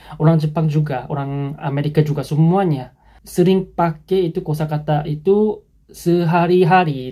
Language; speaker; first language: Indonesian; non-native, fluent; Korean